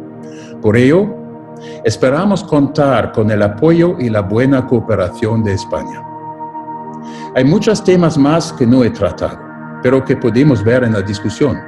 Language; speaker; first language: Spanish; non-native, fluent; German